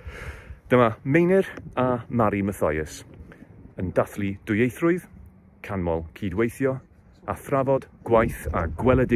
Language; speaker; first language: Welsh; native; Welsh